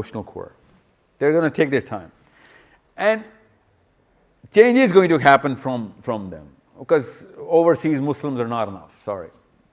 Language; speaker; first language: English; non-native, local second language; Urdu